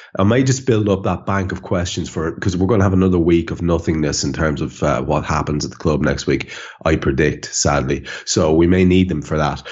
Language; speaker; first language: English; native; English